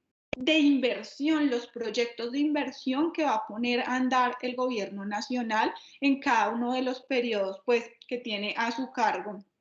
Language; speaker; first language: Spanish; native; Spanish